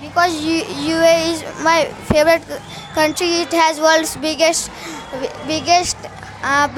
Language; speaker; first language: English; non-native, learner; Hindi